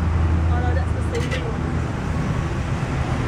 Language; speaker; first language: English; non-native, fluent; Indonesian